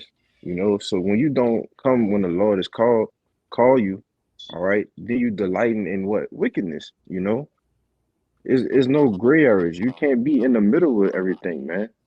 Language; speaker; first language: English; native; English